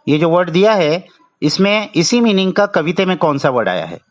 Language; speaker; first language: Hindi; non-native, local second language; Marathi